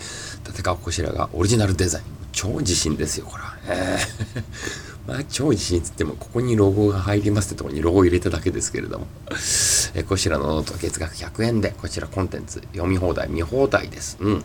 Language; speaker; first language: Japanese; native; Japanese